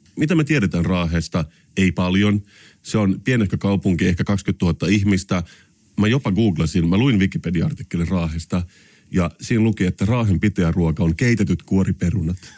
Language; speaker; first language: Finnish; non-native, local second language; Swedish